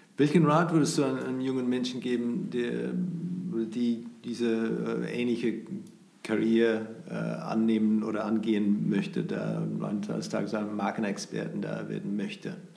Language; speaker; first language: German; non-native, fluent; English